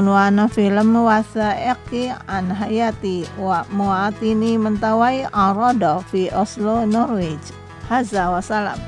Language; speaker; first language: Arabic; non-native, fluent; Indonesian